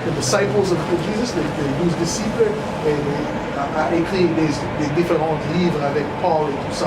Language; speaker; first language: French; non-native, learner; English